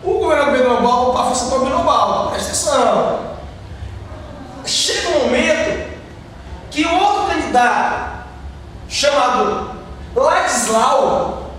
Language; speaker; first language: Portuguese; native; Portuguese